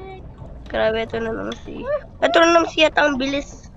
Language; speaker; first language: Filipino; native; Filipino